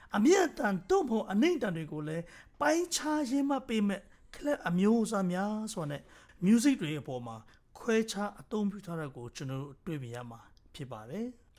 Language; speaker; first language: Burmese; non-native, local second language; Kachin